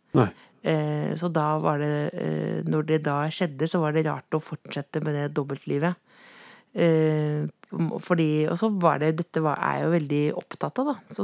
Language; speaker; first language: Norwegian; native; Norwegian